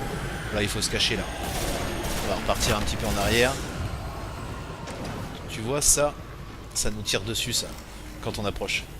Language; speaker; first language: French; native; French